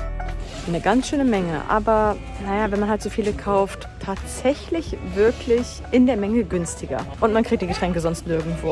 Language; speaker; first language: German; native; German